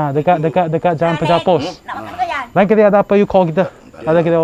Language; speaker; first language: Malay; non-native, local second language; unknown